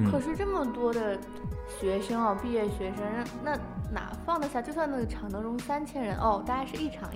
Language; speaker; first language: Chinese; native; Chinese